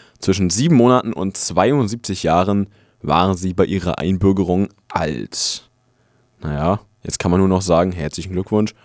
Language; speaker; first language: German; native; German